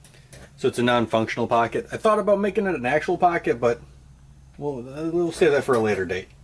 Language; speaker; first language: English; native; English